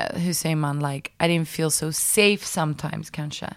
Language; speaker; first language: Swedish; early bilingual, other home language; English